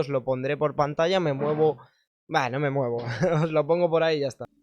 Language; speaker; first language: Spanish; native; Spanish